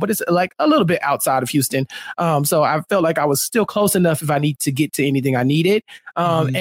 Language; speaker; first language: English; native; English